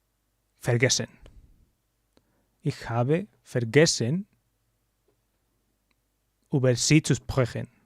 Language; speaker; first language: German; non-native, learner; English